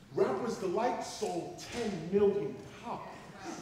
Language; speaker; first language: English; native; English